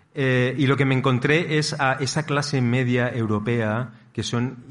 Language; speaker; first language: Spanish; native; Spanish